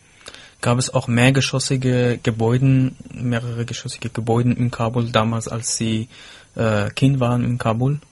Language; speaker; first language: German; non-native, fluent; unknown